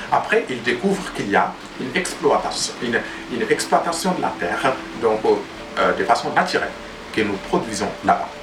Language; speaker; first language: French; non-native, local second language; Tamasheq